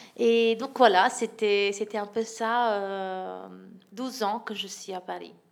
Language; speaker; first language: French; non-native, fluent; Italian